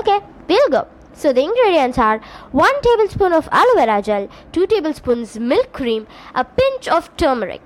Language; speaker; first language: English; non-native, local second language; Tamil